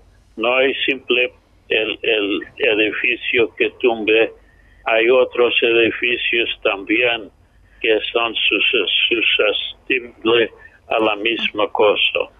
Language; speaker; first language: Spanish; non-native, fluent; English